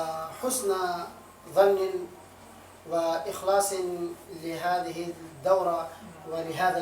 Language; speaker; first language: Arabic; non-native, fluent; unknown